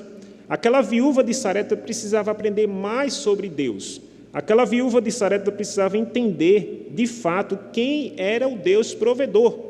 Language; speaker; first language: Portuguese; native; Portuguese